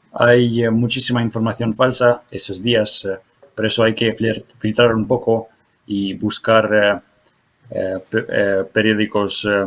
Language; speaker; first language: Spanish; non-native, fluent; Ukrainian